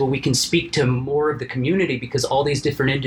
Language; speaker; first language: English; native; English